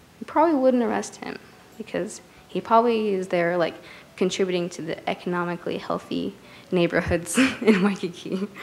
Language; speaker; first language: English; native; English